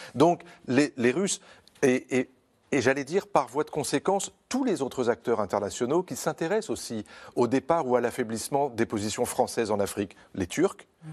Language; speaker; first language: French; native; French